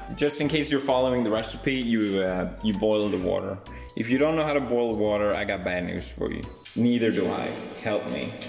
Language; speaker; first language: English; non-native, fluent; Swedish